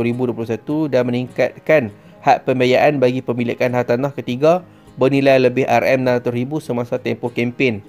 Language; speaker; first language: Malay; native; Malay